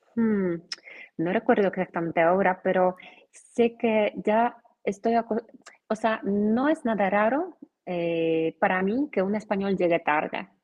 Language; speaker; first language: Spanish; non-native, fluent; Polish